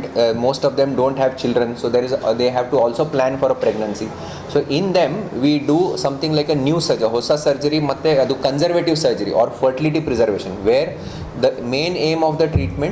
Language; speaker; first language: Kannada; non-native, learner; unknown